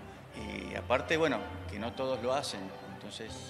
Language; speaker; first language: Spanish; native; Spanish